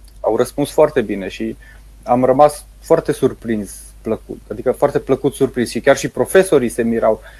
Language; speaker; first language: Romanian; native; Romanian